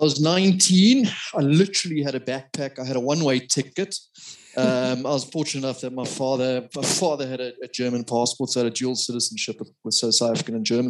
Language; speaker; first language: English; native; English